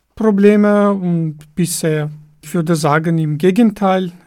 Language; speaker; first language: German; non-native, fluent; Armenian